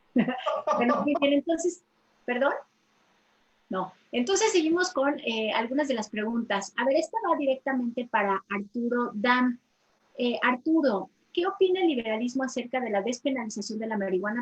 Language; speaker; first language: Spanish; native; Spanish